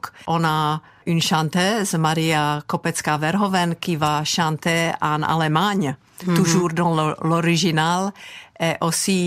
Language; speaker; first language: French; non-native, fluent; Czech